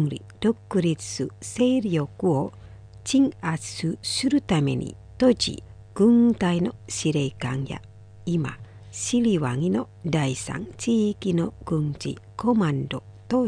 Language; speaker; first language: Japanese; non-native, fluent; Indonesian